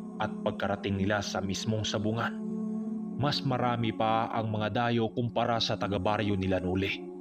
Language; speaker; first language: Filipino; non-native, local second language; Cebuano